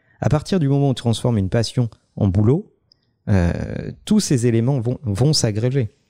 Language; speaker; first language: French; native; French